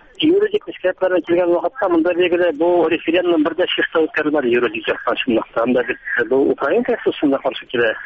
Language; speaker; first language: Tatar; native; Tatar